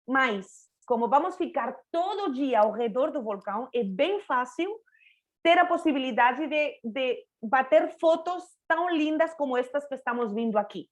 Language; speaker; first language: Portuguese; non-native, fluent; Spanish